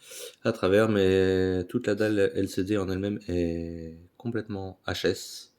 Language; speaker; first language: French; native; French